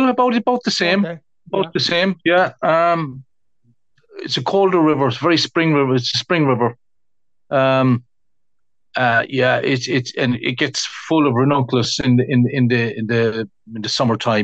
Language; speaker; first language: English; native; English